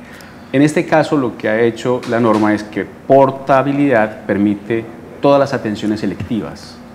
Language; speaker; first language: Spanish; native; Spanish